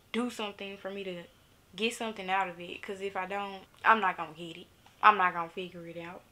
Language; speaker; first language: English; native; English